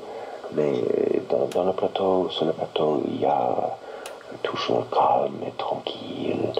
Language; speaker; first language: French; non-native, learner; English